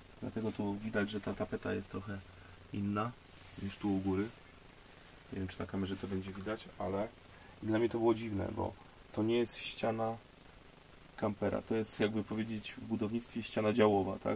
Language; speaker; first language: Polish; native; Polish